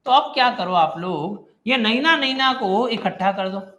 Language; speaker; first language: Hindi; non-native, local second language; Gujarati